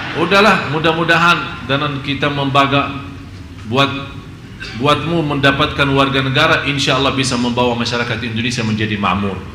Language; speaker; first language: Indonesian; non-native, fluent; Arabic